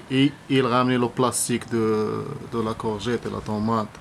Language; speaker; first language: French; non-native, learner; Arabic